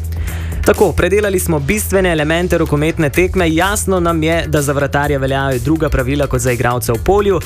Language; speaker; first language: Slovenian; native; Slovenian